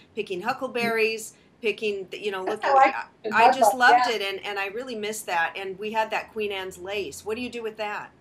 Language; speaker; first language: English; native; English